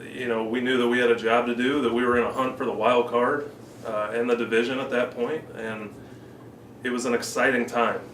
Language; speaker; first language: English; native; English